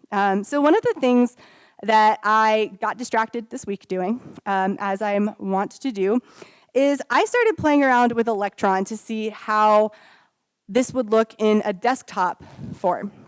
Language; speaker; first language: English; native; English